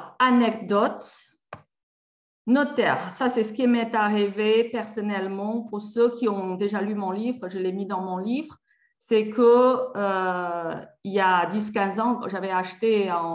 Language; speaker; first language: French; native; French